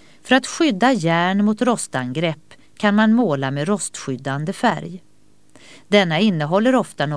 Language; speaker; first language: Swedish; native; Swedish